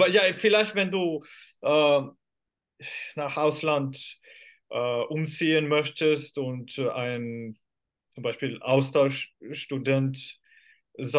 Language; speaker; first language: German; non-native, fluent; Finnish